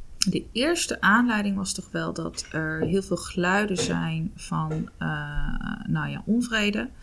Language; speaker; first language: Dutch; native; Dutch